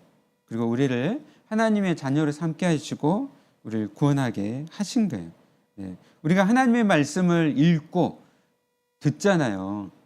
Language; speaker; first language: Korean; native; Korean